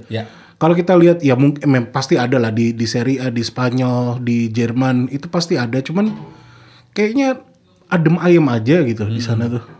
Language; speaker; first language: Indonesian; native; Indonesian